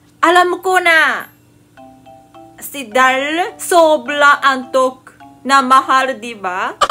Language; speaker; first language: Filipino; non-native, learner; Japanese